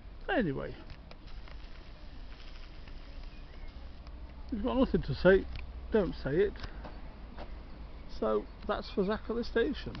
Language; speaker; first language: English; native; English